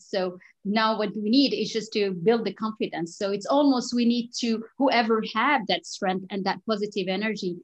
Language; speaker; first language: English; non-native, fluent; Arabic